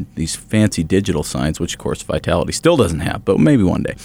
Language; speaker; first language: English; native; English